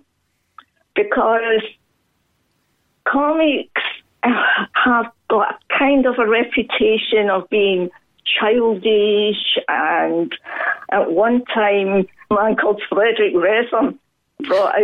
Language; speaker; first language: English; native; English